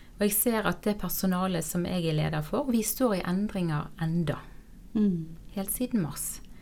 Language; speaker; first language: Norwegian; native; Norwegian